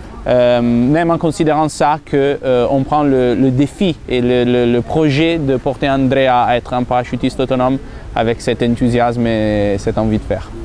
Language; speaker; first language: French; non-native, fluent; Italian